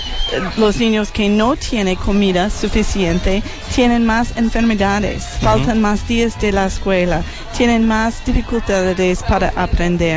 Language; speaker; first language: Spanish; non-native, learner; English